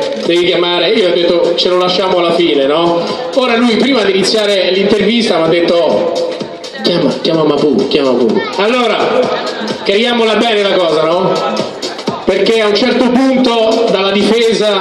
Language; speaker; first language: Italian; native; Italian